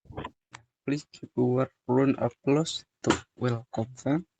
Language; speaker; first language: English; non-native, learner; Indonesian